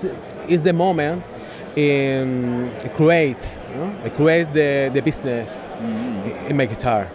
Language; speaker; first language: English; non-native, learner; Spanish